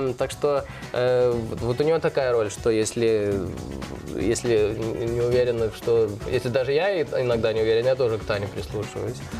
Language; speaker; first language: Russian; early bilingual, heritage; Russian